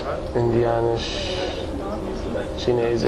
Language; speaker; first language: German; non-native, learner; English